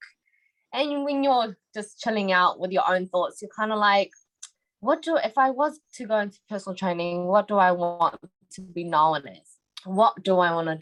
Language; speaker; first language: English; native; English